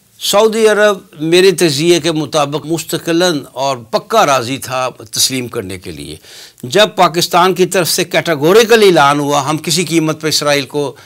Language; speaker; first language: Hindi; native; Hindi